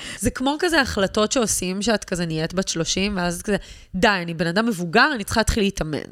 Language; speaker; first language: Hebrew; native; Hebrew